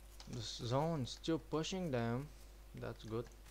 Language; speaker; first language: English; non-native, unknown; Bulgarian